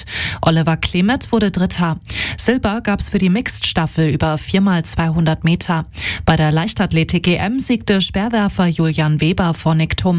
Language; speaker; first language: German; native; German